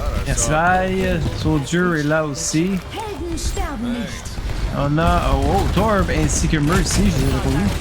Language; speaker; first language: French; native; French